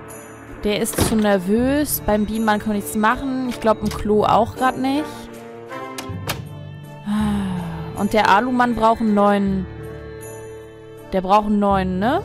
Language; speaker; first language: German; native; German